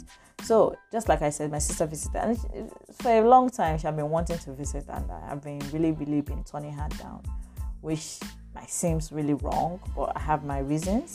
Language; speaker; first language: English; non-native, local second language; Igbo